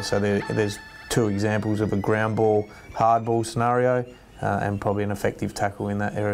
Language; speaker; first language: English; native; English